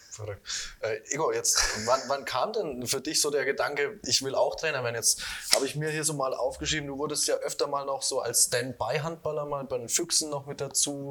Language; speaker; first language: German; native; German